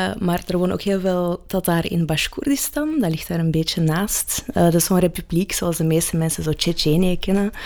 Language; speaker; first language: Dutch; early bilingual, other home language; Russian